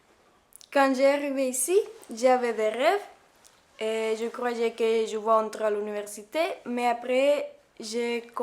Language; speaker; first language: French; non-native, learner; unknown